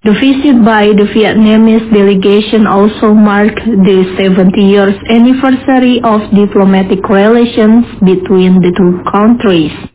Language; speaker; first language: English; non-native, fluent; Indonesian